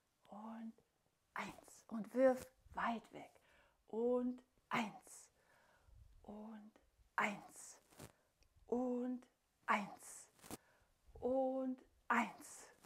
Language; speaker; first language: German; native; German